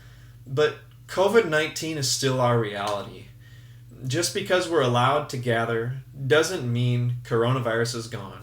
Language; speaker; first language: English; native; English